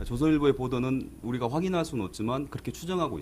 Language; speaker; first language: Korean; native; Korean